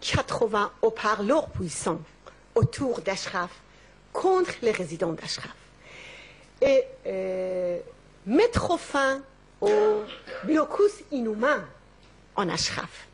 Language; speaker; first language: French; non-native, learner; Persian